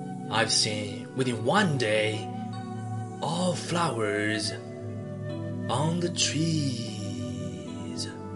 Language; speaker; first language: English; non-native, fluent; Chinese